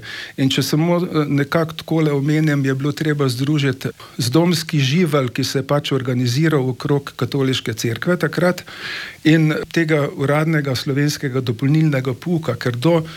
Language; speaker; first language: Slovenian; native; Slovenian